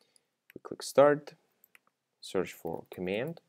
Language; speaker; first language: English; non-native, fluent; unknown